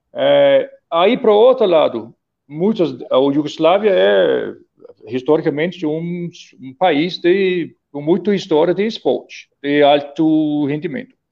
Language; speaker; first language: Portuguese; non-native, fluent; Danish